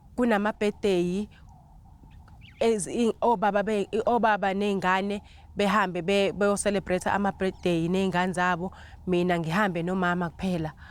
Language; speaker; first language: Zulu; native; Zulu